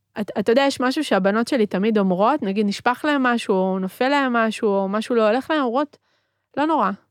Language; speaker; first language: Hebrew; early bilingual, other home language; Spanish